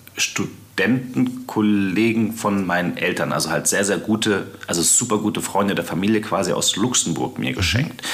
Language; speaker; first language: German; native; German